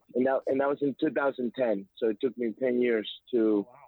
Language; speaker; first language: English; non-native, fluent; Spanish